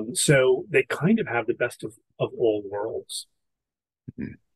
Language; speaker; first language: English; native; English